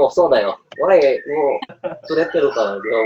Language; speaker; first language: Japanese; non-native, learner; Indonesian